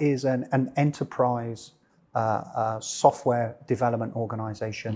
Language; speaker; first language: English; native; English